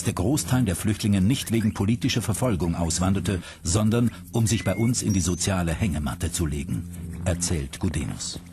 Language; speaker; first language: German; native; German